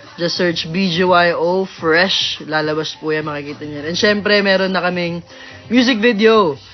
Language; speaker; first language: Filipino; native; Filipino